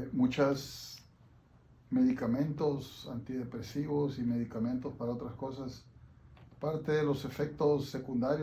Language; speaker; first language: Spanish; native; Spanish